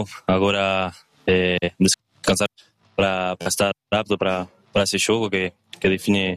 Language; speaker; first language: Portuguese; non-native, learner; Spanish